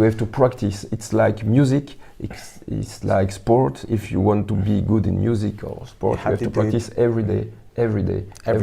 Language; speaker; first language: English; non-native, learner; French